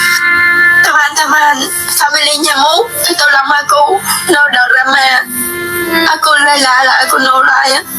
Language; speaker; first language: Indonesian; non-native, learner; Vietnamese